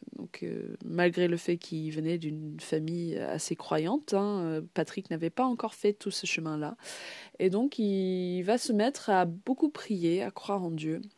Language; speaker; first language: French; non-native, fluent; English